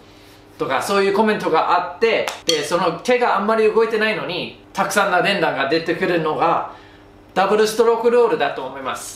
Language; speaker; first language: Japanese; non-native, fluent; English